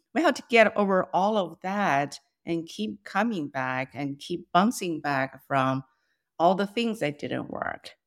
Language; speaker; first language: English; non-native, fluent; Chinese